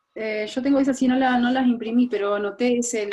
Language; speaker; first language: Spanish; native; Spanish